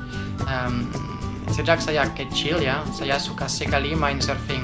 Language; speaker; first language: Indonesian; non-native, fluent; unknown